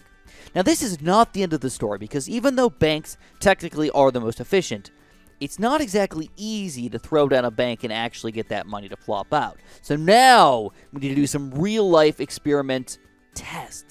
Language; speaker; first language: English; native; English